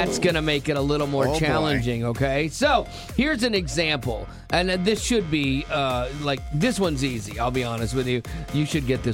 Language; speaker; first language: English; native; English